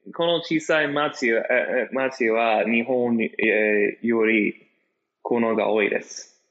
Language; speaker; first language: Japanese; non-native, fluent; English